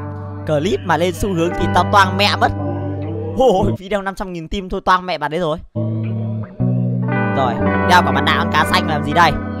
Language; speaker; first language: Vietnamese; native; Vietnamese